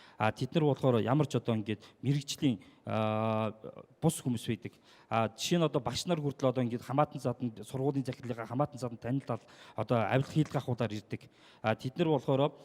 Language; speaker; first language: Mongolian; non-native, local second language; Kazakh